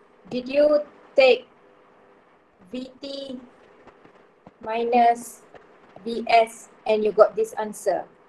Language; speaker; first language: English; non-native, local second language; Malay